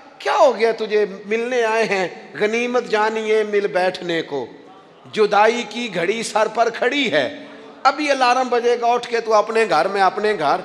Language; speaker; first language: Urdu; non-native, local second language; Punjabi